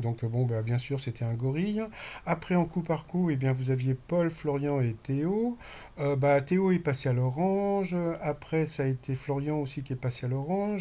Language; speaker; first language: French; native; French